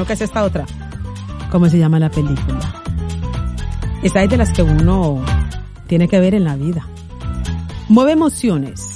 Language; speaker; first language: Spanish; native; Spanish